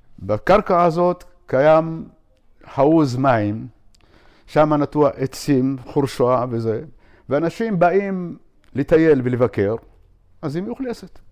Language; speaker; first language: Hebrew; non-native, local second language; Arabic